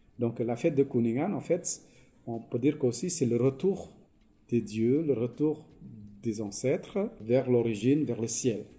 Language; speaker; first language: French; non-native, fluent; Balinese